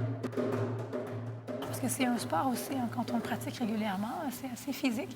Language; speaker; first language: French; non-native, fluent; Portuguese